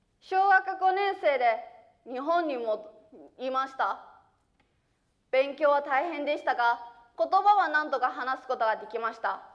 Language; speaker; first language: Japanese; early bilingual, other home language; Chinese